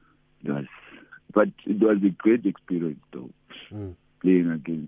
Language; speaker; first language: English; non-native, local second language; Venda